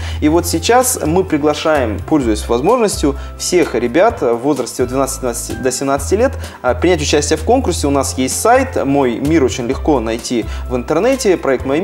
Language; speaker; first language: Russian; native; Russian